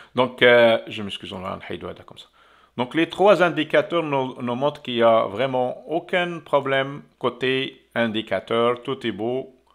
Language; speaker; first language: French; non-native, local second language; Arabic